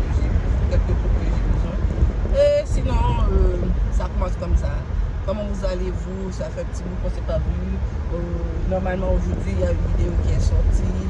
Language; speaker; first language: French; non-native, local second language; Haitian Creole